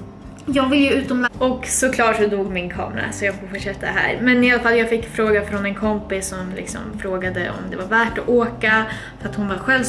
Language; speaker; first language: Swedish; native; Swedish